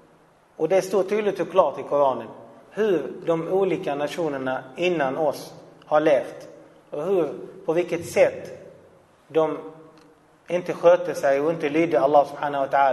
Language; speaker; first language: Swedish; non-native, fluent; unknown